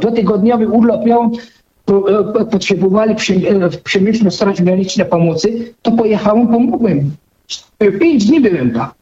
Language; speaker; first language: Polish; non-native, fluent; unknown